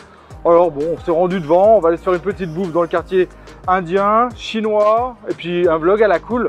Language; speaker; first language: French; native; French